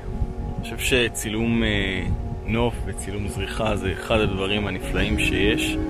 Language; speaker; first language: Hebrew; native; Hebrew